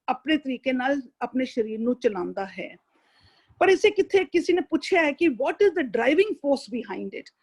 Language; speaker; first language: Hindi; non-native, local second language; Punjabi